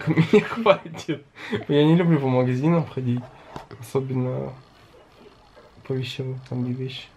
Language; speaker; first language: Russian; native; Russian